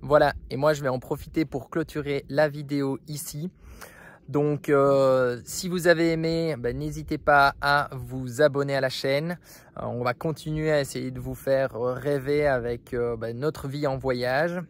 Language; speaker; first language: French; native; French